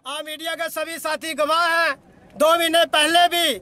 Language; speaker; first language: Hindi; native; Hindi